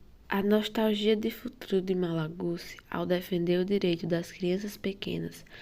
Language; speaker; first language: Portuguese; native; Portuguese